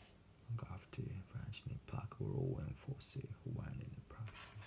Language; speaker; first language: English; non-native, fluent; Japanese